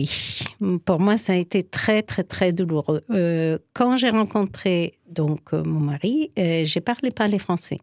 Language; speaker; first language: French; non-native, fluent; Spanish